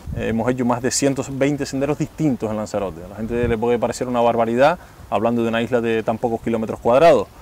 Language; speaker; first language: Spanish; native; Spanish